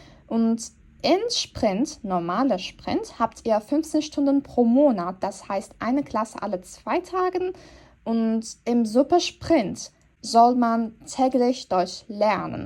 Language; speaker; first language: German; non-native, fluent; Turkish